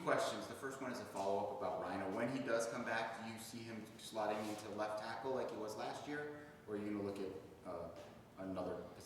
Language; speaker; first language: English; native; English